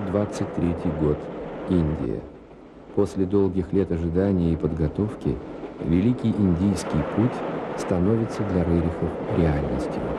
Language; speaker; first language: Russian; native; Russian